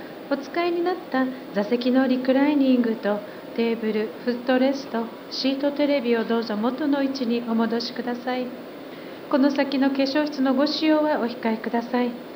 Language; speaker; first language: Japanese; native; Japanese